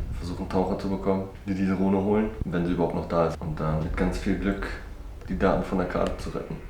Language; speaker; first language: German; native; German